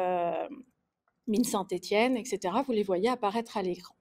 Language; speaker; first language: French; native; French